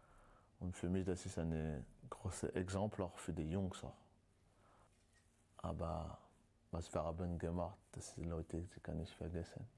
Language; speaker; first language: German; non-native, learner; French